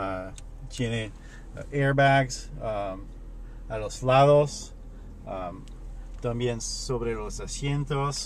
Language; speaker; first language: Spanish; non-native, learner; French